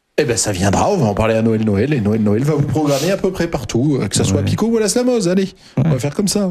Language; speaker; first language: French; native; French